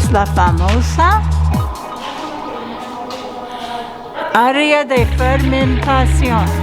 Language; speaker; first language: Spanish; non-native, learner; English